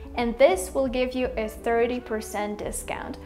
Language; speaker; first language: English; non-native, fluent; Russian